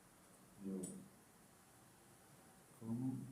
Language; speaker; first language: Spanish; non-native, learner; Arabic